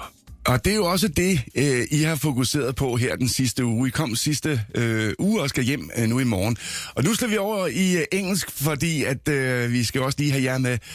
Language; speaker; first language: Danish; native; Danish